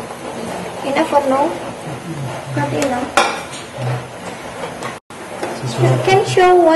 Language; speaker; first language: English; non-native, learner; Indonesian